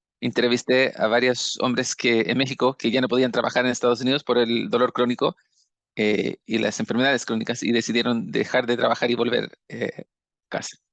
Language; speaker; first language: Spanish; native; Spanish